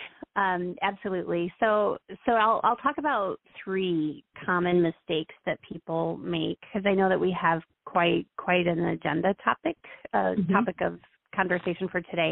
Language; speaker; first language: English; native; English